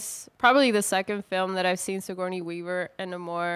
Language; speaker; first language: English; non-native, fluent; Spanish